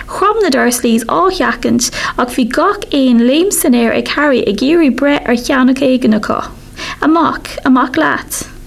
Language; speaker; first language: Irish; non-native, local second language; English